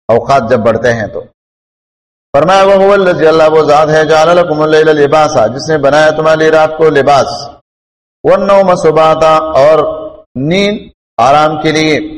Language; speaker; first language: Urdu; non-native, local second language; Pashto